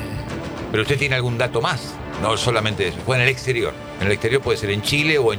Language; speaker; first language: Spanish; native; Spanish